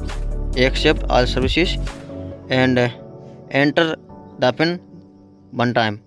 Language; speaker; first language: English; non-native, local second language; Hindi